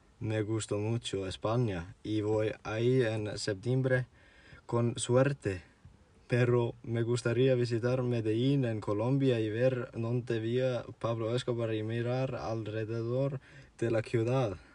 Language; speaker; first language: Spanish; non-native, learner; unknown